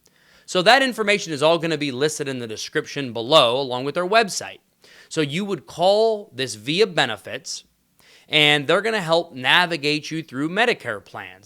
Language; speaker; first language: English; native; English